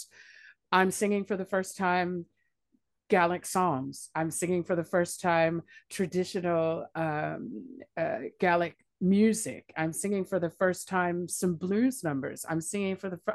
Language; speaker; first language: English; native; English